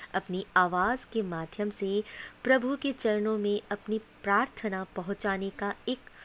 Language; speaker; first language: Hindi; non-native, local second language; Bangla